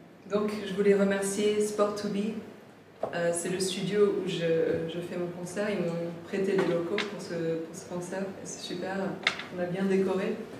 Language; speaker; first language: French; native; French